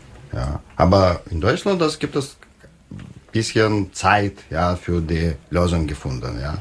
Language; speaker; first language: German; non-native, learner; Russian